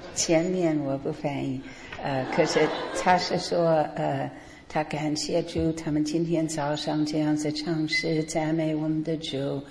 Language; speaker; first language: Chinese; native; Chinese